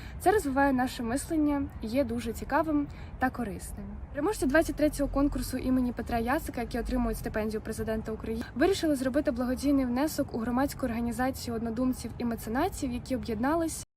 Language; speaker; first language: Ukrainian; native; Ukrainian